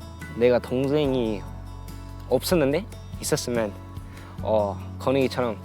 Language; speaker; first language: Korean; early bilingual, heritage; English